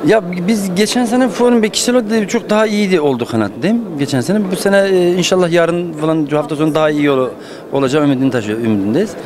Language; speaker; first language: Turkish; native; Turkish